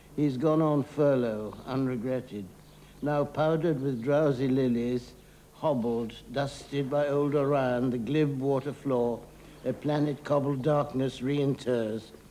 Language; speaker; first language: English; native; English